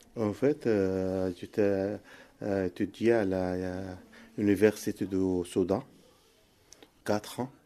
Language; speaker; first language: French; non-native, learner; Arabic